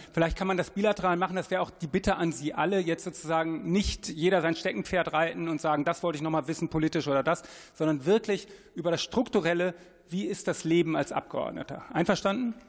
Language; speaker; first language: German; native; German